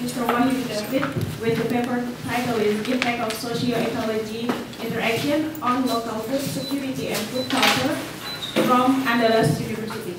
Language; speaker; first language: English; non-native, learner; Indonesian